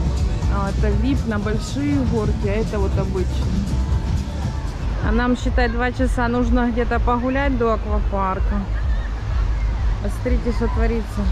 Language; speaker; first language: Russian; native; Russian